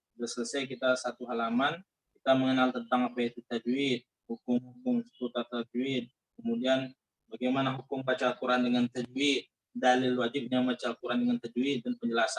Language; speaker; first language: Indonesian; native; Indonesian